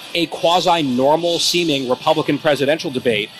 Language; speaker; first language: English; native; English